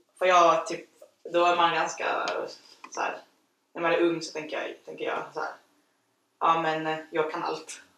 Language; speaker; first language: Swedish; non-native, fluent; Spanish